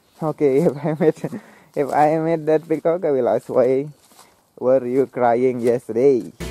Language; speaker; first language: English; non-native, learner; Indonesian